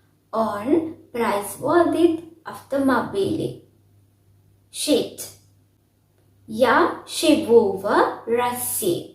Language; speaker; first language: Russian; non-native, fluent; Sinhala